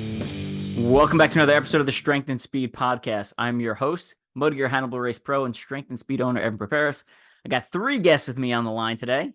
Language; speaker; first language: English; native; English